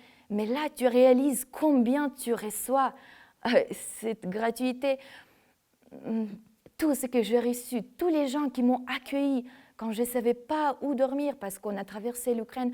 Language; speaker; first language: French; non-native, fluent; Ukrainian